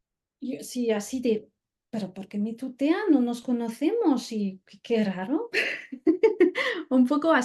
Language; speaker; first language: Spanish; non-native, fluent; French